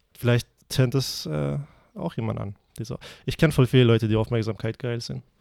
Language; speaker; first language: German; early bilingual, other home language; Persian